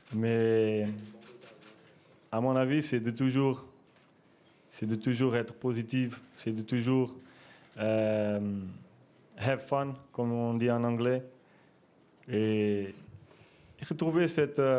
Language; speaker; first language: French; non-native, fluent; Portuguese